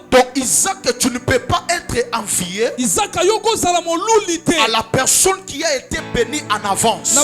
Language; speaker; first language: French; non-native, local second language; Lingala